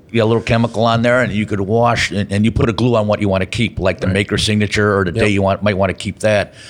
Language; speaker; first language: English; native; English